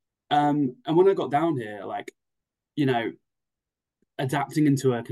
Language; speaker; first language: English; native; English